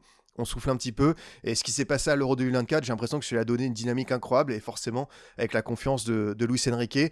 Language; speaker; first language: French; native; French